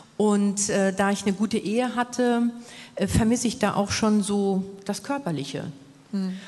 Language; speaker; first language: German; native; German